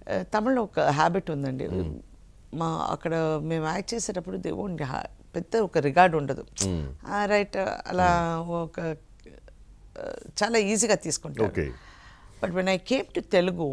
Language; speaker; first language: Telugu; non-native, local second language; Tamil